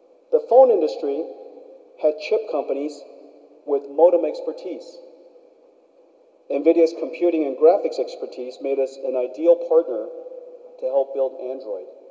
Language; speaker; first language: English; early bilingual, other home language; Min Nan Chinese